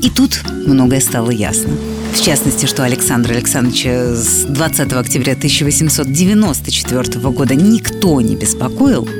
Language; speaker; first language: Russian; native; Russian